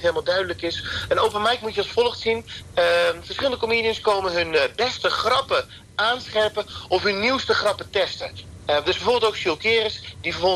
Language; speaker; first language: Dutch; native; Dutch